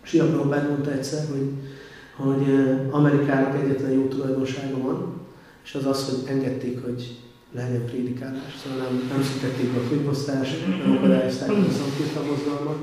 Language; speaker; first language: Hungarian; native; Hungarian